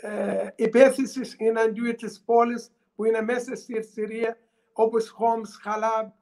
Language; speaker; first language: Greek; non-native, learner; Arabic